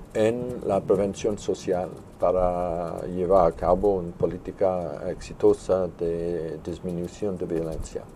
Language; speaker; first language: Spanish; non-native, fluent; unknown